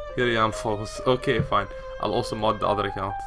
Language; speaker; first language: English; native; English